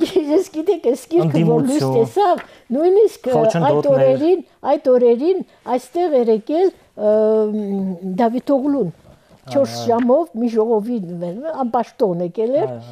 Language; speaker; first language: Armenian; early bilingual, heritage; Armenian